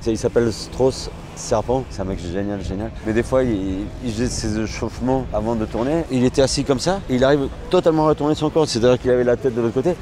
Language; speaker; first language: French; non-native, fluent; Spanish